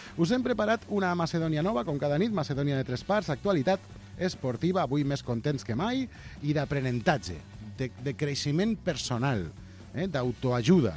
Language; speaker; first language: Catalan; native; Catalan